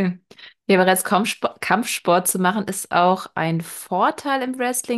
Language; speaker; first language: German; native; German